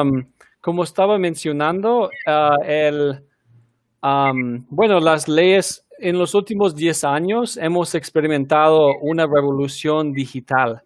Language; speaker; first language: Spanish; non-native, fluent; English